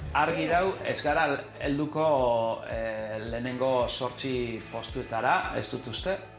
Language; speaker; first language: Basque; non-native, fluent; English